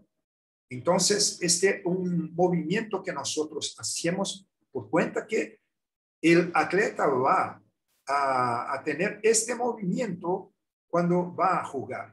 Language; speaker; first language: Spanish; non-native, learner; Portuguese